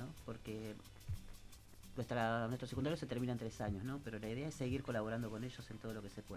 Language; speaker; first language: Spanish; native; Spanish